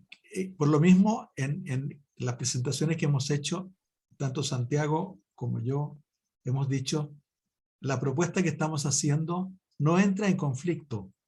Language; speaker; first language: Spanish; native; Spanish